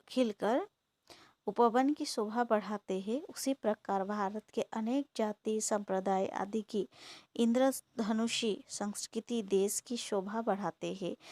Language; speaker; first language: Hindi; non-native, local second language; Assamese